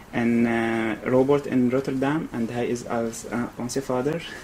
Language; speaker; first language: Dutch; non-native, learner; Arabic